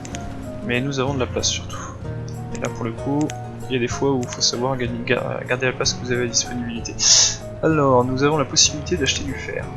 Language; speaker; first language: French; native; French